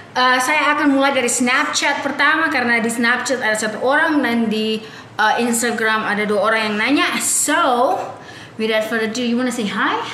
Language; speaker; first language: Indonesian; native; Indonesian